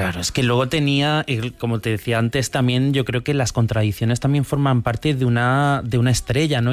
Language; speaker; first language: Spanish; native; Spanish